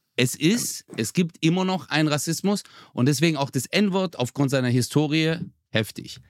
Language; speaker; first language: German; early bilingual, other home language; Turkish